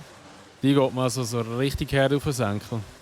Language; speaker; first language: German; native; German